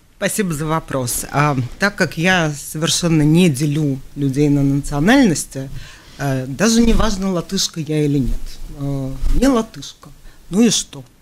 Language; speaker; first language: Russian; native; Russian